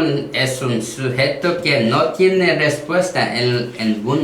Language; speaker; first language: Spanish; non-native, learner; Korean